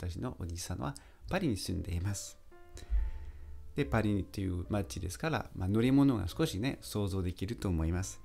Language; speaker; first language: Japanese; non-native, fluent; French